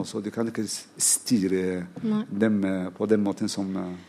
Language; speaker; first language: Norwegian; non-native, fluent; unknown